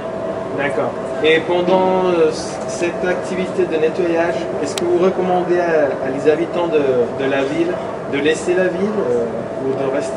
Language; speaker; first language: French; non-native, learner; Spanish